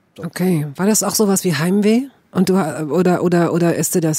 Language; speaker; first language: German; native; German